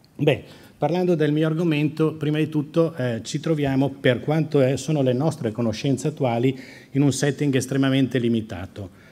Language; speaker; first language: Italian; native; Italian